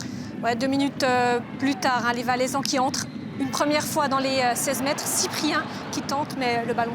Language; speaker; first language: French; native; French